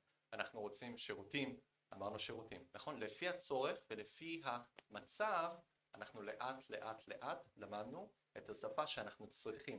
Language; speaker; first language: Hebrew; non-native, fluent; Korean